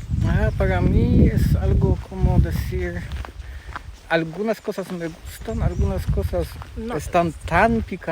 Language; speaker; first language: Spanish; non-native, fluent; Polish